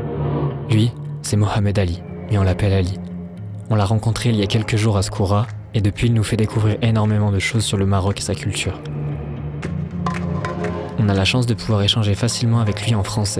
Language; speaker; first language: French; native; French